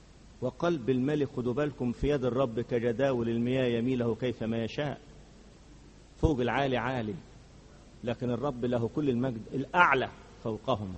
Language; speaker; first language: Arabic; native; Arabic